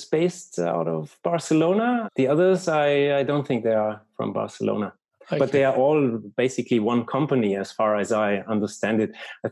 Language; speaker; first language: English; non-native, fluent; German